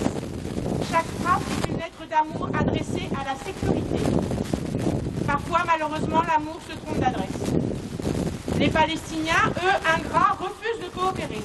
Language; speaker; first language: French; native; French